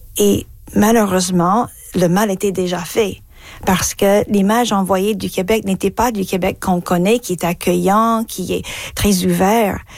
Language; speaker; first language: French; non-native, fluent; English